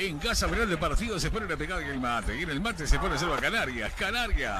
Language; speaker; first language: Spanish; native; Spanish